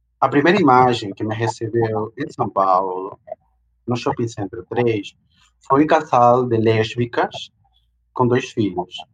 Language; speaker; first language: Portuguese; non-native, fluent; Spanish